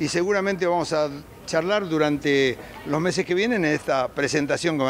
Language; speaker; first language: Spanish; native; Spanish